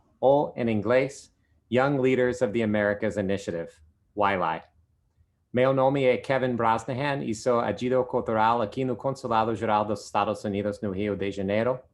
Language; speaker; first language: Portuguese; non-native, fluent; English